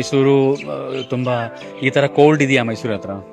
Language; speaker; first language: Kannada; non-native, learner; Malayalam